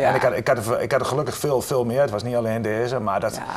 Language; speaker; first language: Dutch; native; Dutch